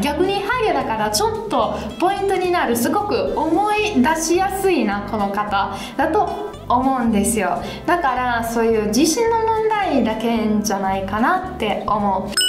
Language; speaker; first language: Japanese; non-native, fluent; Italian